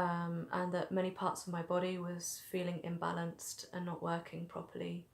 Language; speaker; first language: English; native; English